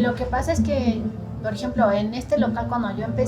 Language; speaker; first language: Spanish; native; Spanish